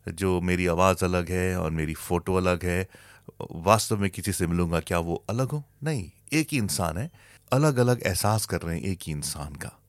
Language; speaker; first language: Hindi; native; Hindi